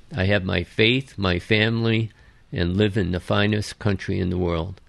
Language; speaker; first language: English; early bilingual, other home language; Japanese